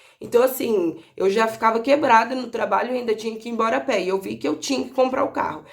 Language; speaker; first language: Portuguese; native; Portuguese